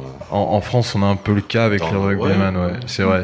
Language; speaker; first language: French; native; French